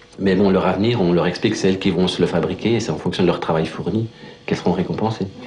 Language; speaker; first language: French; native; French